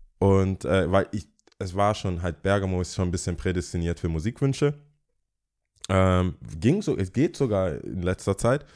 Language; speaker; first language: German; early bilingual, other home language; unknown